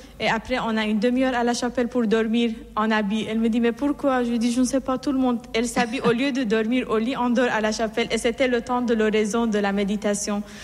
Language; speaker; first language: French; non-native, fluent; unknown